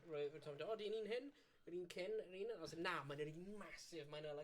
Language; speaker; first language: Welsh; native; Welsh